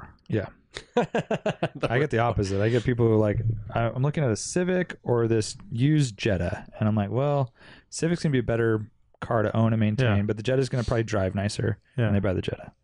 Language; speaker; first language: English; native; English